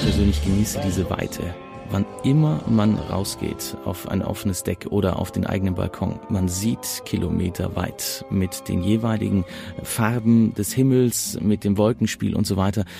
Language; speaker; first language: German; native; German